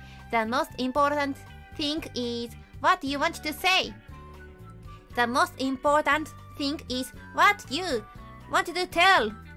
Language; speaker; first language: English; non-native, learner; Japanese